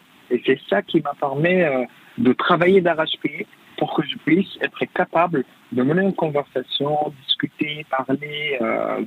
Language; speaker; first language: French; non-native, fluent; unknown